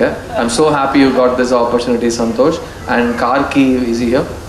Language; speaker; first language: Tamil; native; Tamil